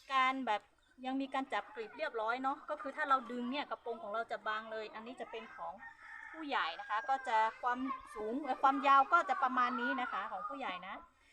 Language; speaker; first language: Thai; non-native, local second language; Hmong